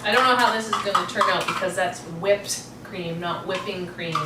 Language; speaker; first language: English; native; English